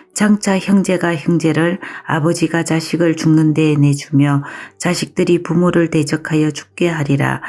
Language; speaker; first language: Korean; native; Korean